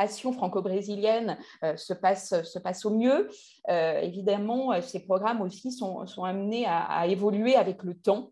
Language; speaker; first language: French; native; French